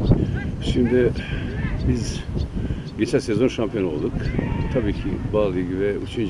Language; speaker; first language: Turkish; non-native, fluent; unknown